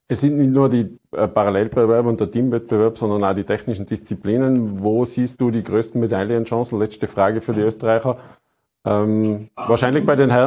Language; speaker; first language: German; native; German